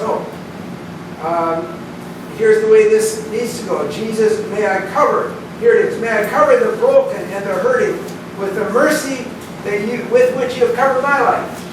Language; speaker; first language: English; native; English